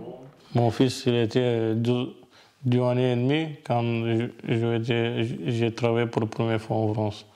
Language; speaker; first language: French; non-native, learner; Bulgarian